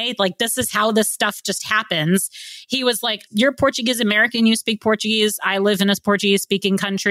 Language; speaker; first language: English; native; English